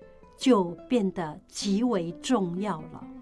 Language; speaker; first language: Chinese; native; Chinese